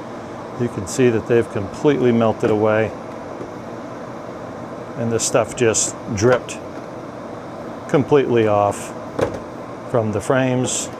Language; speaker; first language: English; native; English